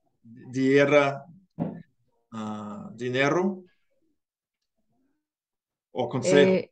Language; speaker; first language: Spanish; non-native, learner; English